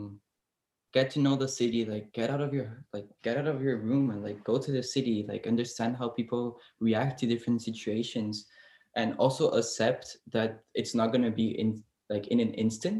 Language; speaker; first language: English; non-native, fluent; Portuguese